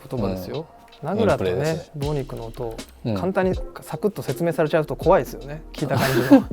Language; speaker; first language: Japanese; native; Japanese